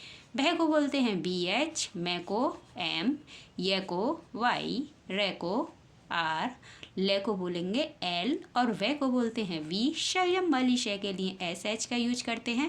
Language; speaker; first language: Hindi; native; Hindi